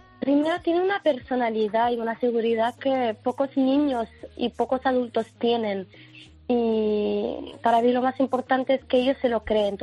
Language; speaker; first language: Spanish; non-native, fluent; Arabic